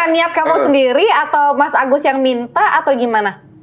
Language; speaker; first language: Indonesian; native; Indonesian